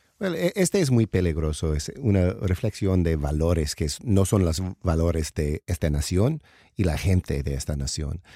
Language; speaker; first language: Spanish; non-native, learner; English